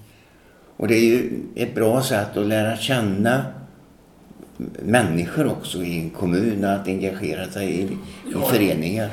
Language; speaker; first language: Swedish; native; Swedish